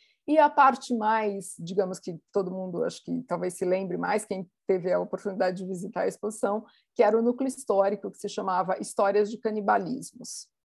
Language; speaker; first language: Portuguese; native; Portuguese